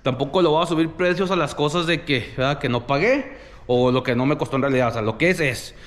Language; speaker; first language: Spanish; early bilingual, other home language; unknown